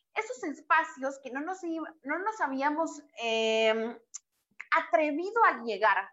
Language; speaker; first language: Spanish; native; Spanish